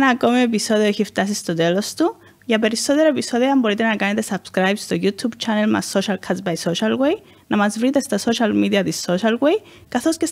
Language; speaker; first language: Greek; native; Greek